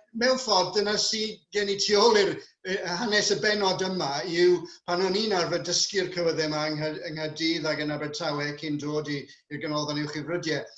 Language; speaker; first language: Welsh; non-native, local second language; English